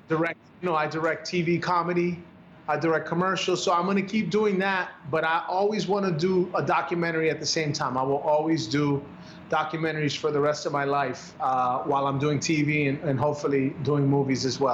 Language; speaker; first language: English; early bilingual, other home language; Spanish